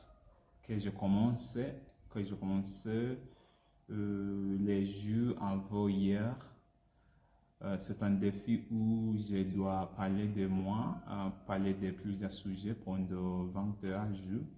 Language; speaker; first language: French; non-native, learner; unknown